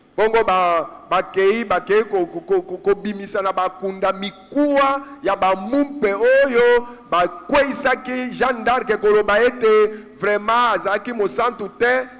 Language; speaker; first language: Lingala; native; Lingala